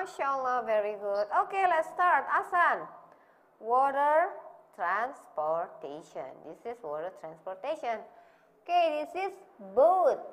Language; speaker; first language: English; non-native, learner; Indonesian